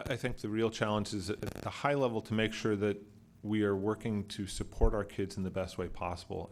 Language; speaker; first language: English; native; English